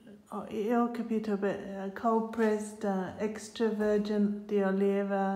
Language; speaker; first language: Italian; non-native, learner; English